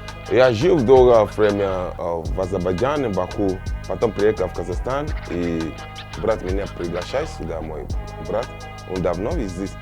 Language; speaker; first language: Russian; non-native, learner; Yoruba